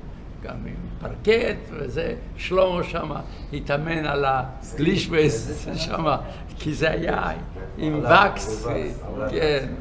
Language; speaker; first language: Hebrew; non-native, fluent; Yiddish